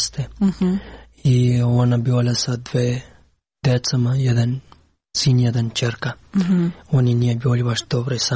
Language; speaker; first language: Serbian; non-native, learner; Pashto